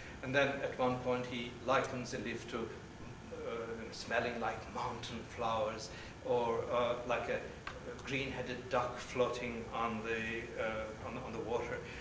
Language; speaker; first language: English; non-native, fluent; Turkish